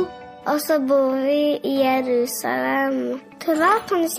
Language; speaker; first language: Norwegian; early bilingual, heritage; Norwegian